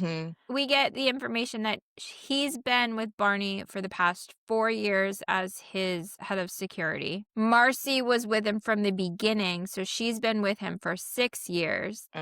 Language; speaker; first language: English; native; English